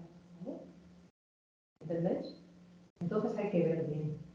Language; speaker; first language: Spanish; native; Spanish